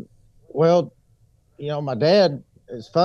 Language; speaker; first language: English; native; English